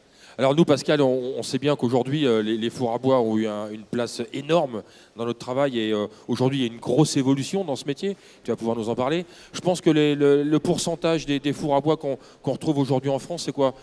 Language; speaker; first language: French; native; French